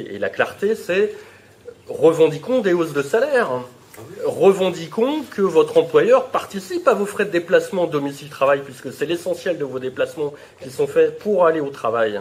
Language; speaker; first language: French; native; French